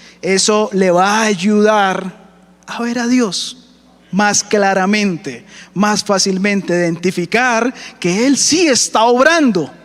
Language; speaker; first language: Spanish; native; Spanish